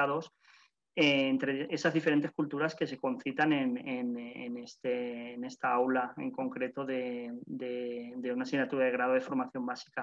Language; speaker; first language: Spanish; native; Spanish